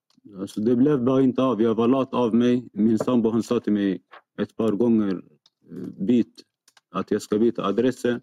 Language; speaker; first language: Swedish; non-native, fluent; Arabic